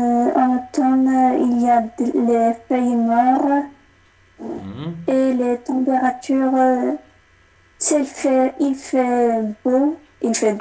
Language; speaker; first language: French; non-native, learner; Arabic